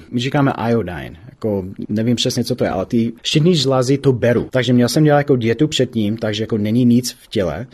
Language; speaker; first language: Czech; non-native, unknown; English